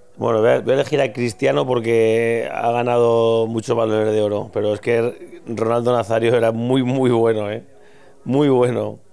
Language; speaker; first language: Spanish; native; Spanish